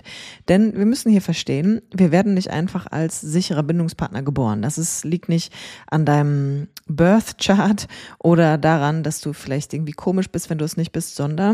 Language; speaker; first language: German; native; German